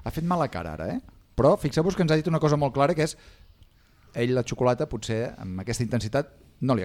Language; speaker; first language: Catalan; native; Catalan